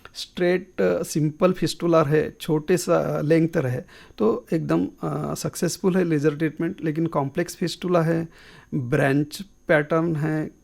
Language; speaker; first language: Hindi; non-native, local second language; Marathi